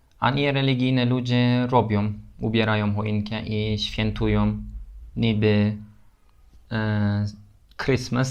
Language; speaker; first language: Polish; non-native, learner; Turkish